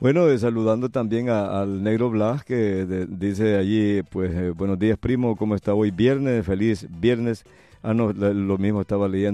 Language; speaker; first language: Spanish; native; Spanish